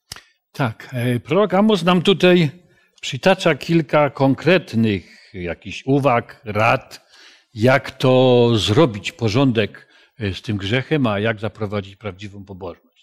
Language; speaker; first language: Polish; native; Polish